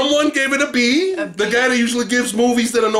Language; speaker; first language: English; native; English